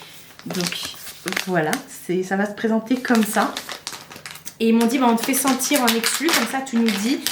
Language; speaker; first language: French; native; French